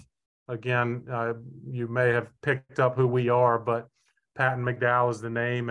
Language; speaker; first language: English; native; English